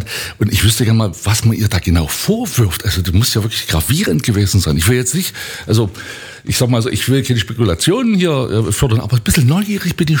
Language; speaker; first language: German; native; German